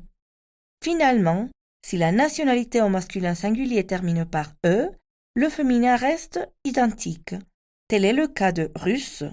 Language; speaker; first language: French; non-native, fluent; Spanish